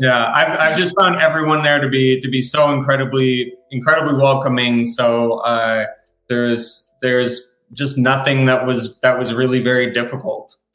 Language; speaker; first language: English; native; English